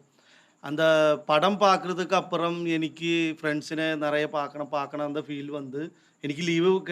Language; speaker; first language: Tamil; non-native, learner; Malayalam